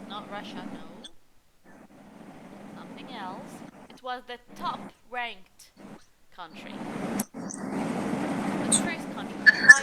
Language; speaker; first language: English; non-native, fluent; Arabic